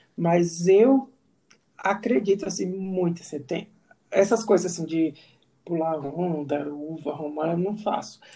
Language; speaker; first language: Portuguese; native; Portuguese